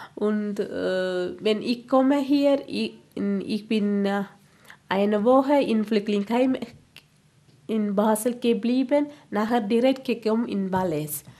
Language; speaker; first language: German; non-native, learner; Tamil